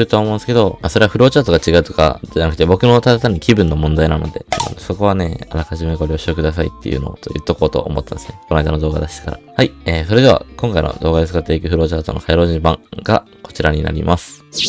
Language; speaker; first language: Japanese; native; Japanese